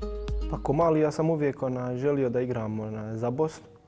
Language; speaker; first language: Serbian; early bilingual, heritage; Bosnian